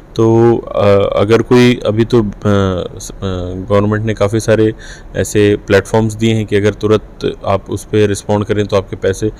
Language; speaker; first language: Hindi; native; Hindi